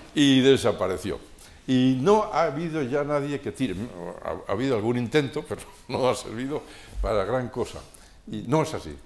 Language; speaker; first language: Spanish; native; Spanish